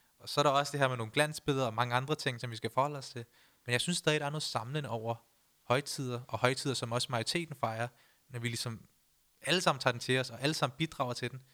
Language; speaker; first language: Danish; early bilingual, other home language; Punjabi